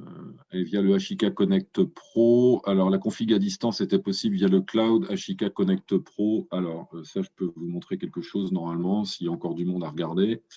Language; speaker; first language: French; native; French